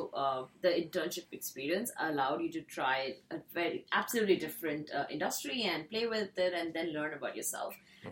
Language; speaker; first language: English; non-native, local second language; Hindi